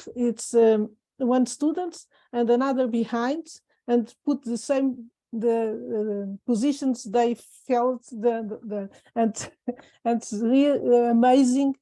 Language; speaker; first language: English; non-native, fluent; Portuguese